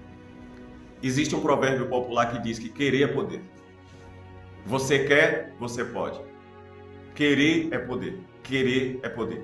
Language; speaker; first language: Portuguese; native; Portuguese